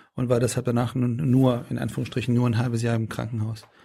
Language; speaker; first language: German; early bilingual, other home language; Persian